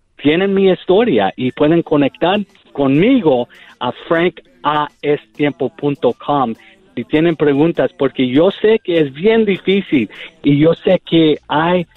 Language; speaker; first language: Spanish; early bilingual, heritage; Spanish